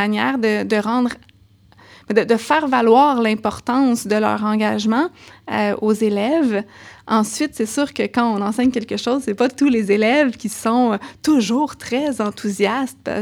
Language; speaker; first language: French; native; French